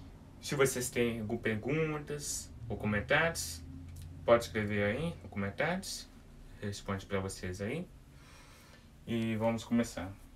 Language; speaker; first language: Portuguese; early bilingual, heritage; English